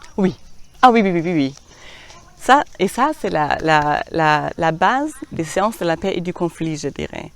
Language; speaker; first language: French; non-native, fluent; German